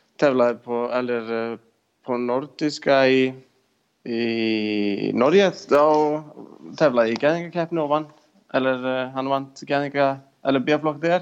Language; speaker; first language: Swedish; non-native, fluent; Icelandic